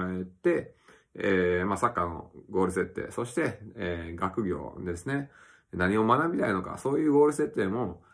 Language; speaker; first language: Japanese; early bilingual, other home language; English